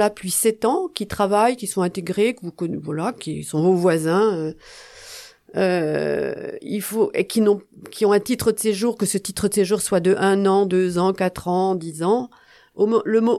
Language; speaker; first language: French; native; French